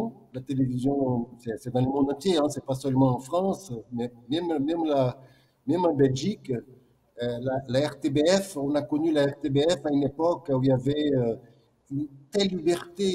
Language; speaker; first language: French; non-native, fluent; Portuguese